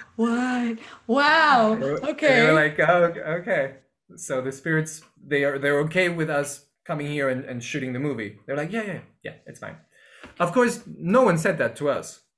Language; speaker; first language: English; non-native, fluent; Spanish